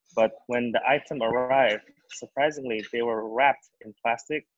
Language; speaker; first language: English; non-native, fluent; Indonesian